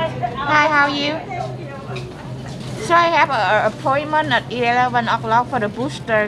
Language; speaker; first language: English; non-native, learner; Vietnamese